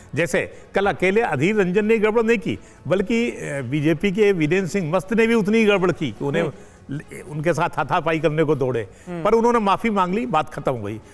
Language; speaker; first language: Hindi; native; Hindi